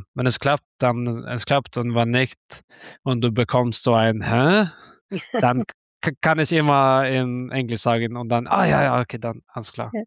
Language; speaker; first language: German; non-native, learner; Norwegian